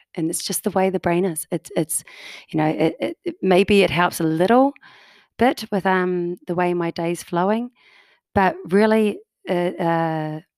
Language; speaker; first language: English; native; English